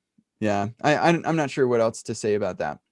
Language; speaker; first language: English; native; English